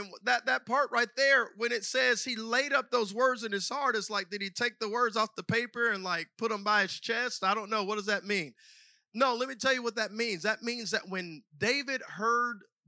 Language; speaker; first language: English; native; English